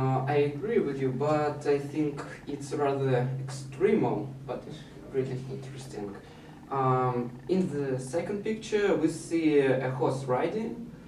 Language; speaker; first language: English; non-native, learner; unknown